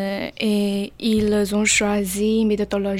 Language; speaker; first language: French; non-native, learner; Chinese